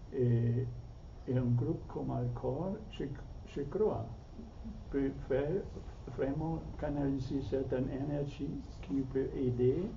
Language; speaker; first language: French; non-native, fluent; German